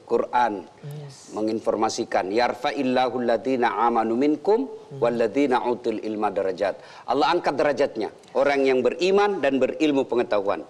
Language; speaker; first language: Indonesian; native; Indonesian